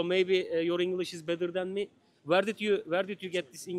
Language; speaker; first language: English; non-native, learner; Turkish